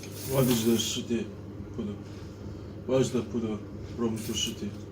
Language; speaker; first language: English; non-native, learner; Korean